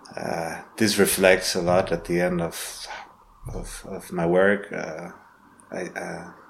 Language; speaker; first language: English; non-native, learner; Spanish